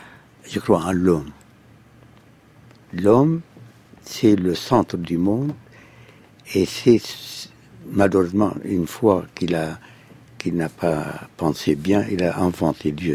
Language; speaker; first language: French; non-native, fluent; Arabic